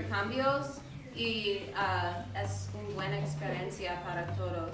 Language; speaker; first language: Spanish; non-native, fluent; English